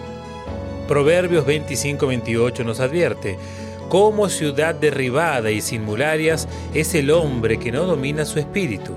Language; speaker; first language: Spanish; native; Spanish